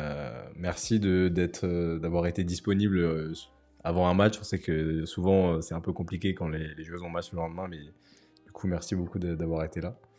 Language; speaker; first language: French; native; French